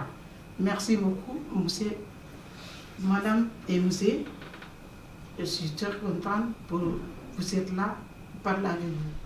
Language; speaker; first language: French; non-native, learner; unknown